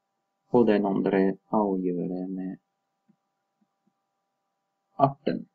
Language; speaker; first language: Norwegian; non-native, fluent; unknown